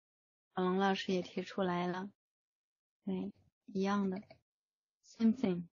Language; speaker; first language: Chinese; native; Chinese